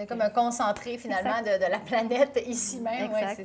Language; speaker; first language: French; native; French